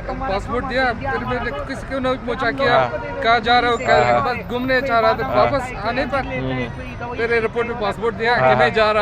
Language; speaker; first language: Hindi; non-native, fluent; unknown